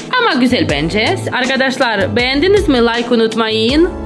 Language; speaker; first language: Turkish; non-native, learner; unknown